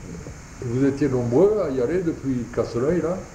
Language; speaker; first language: French; native; French